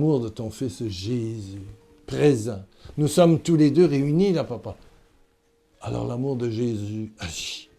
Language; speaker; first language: French; native; French